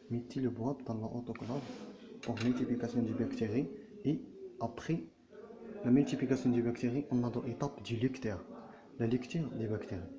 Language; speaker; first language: French; non-native, learner; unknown